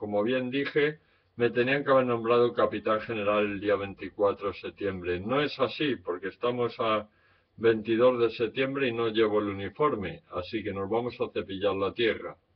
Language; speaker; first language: Spanish; native; Spanish